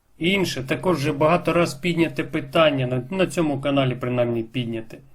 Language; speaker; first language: Ukrainian; non-native, local second language; Russian